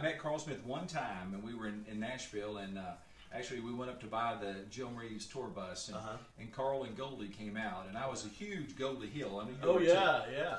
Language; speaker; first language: English; native; English